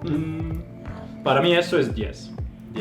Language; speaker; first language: Spanish; non-native, fluent; German